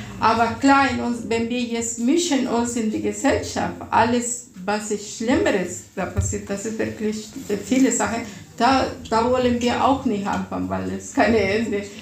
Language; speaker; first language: German; non-native, fluent; Russian